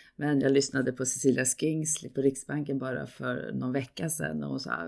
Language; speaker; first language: Swedish; native; Swedish